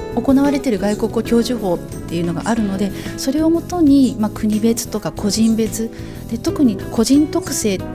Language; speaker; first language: Japanese; native; Japanese